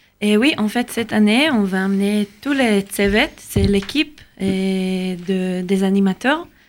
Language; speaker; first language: French; non-native, learner; Hebrew